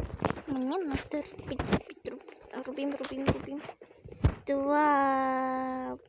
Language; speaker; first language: Russian; non-native, local second language; Kazakh